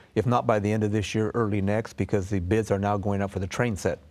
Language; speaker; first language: English; native; English